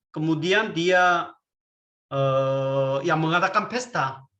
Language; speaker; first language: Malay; non-native, fluent; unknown